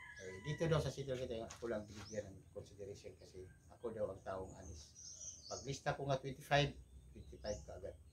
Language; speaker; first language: Filipino; non-native, local second language; Cebuano